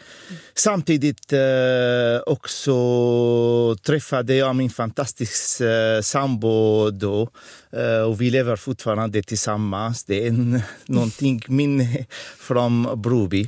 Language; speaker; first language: Swedish; non-native, fluent; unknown